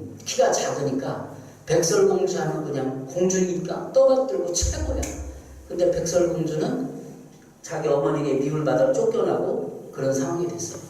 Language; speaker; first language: Korean; native; Korean